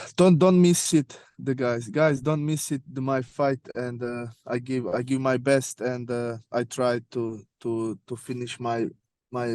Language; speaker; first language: English; non-native, learner; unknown